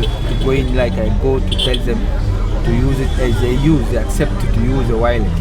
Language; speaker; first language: English; non-native, learner; Sango